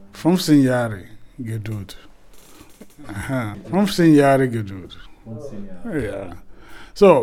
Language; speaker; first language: German; non-native, learner; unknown